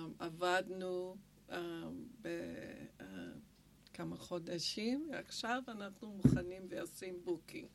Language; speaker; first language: Hebrew; non-native, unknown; English